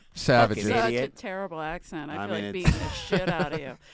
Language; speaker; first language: English; native; English